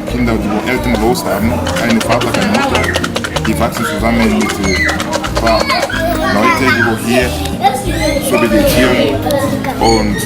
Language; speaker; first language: German; non-native, learner; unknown